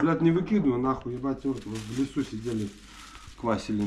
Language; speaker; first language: Russian; native; Russian